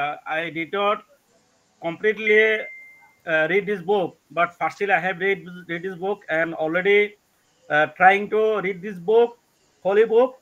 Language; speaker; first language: English; non-native, learner; Bangla